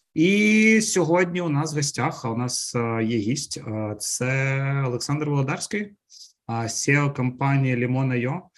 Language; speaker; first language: Ukrainian; native; Ukrainian